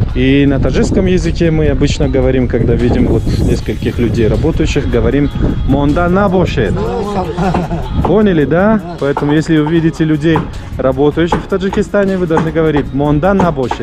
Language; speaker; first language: Russian; non-native, local second language; Tajik